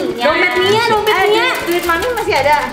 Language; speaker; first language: Indonesian; native; Indonesian